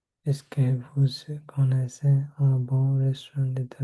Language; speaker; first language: French; non-native, learner; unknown